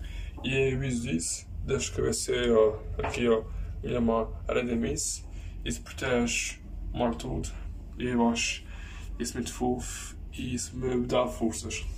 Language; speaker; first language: Portuguese; early bilingual, heritage; Portuguese